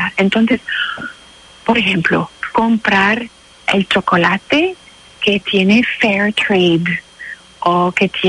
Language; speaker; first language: Spanish; non-native, fluent; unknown